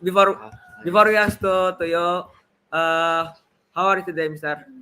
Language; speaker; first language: English; non-native, learner; Indonesian